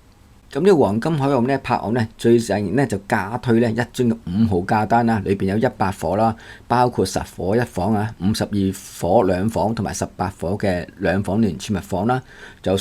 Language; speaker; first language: Cantonese; native; Cantonese